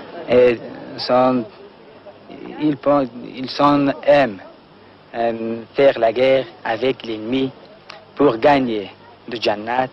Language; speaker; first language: French; non-native, learner; Persian